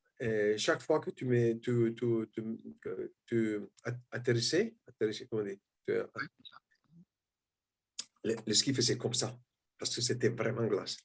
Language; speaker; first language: French; non-native, fluent; Italian